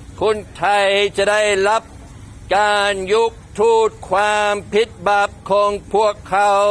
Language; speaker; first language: Thai; non-native, fluent; English